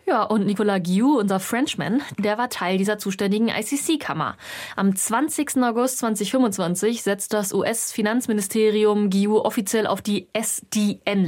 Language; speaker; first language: German; native; German